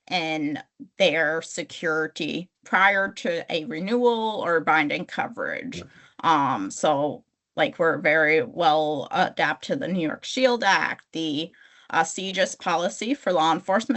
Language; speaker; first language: English; native; English